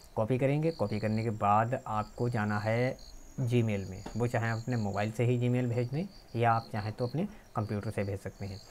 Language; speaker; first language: Hindi; native; Hindi